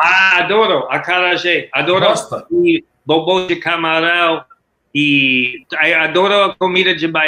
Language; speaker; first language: Portuguese; non-native, learner; English